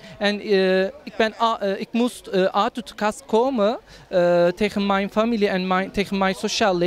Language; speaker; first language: Dutch; non-native, learner; Turkish